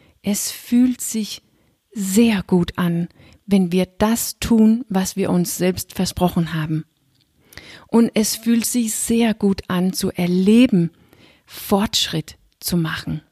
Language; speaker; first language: German; non-native, fluent; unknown